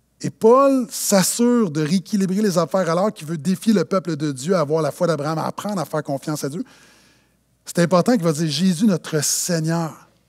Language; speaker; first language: French; native; French